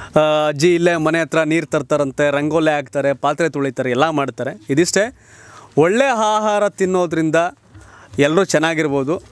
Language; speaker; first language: Kannada; native; Kannada